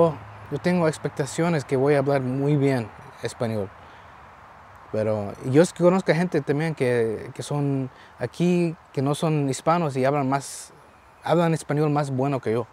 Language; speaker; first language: Spanish; early bilingual, heritage; Spanish